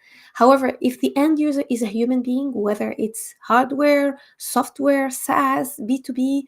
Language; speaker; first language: English; non-native, fluent; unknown